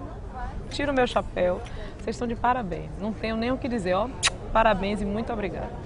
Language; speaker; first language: Portuguese; native; Portuguese